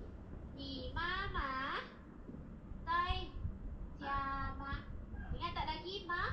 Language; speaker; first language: Chinese; non-native, learner; Malay